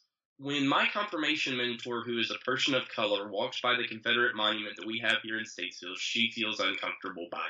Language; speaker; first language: English; native; English